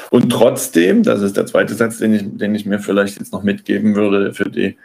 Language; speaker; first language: German; native; German